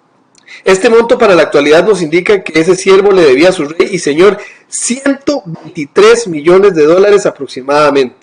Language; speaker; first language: Spanish; native; Spanish